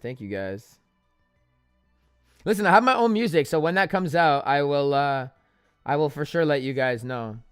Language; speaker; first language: English; native; English